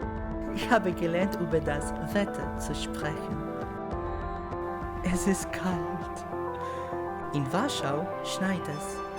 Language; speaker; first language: German; non-native, learner; Spanish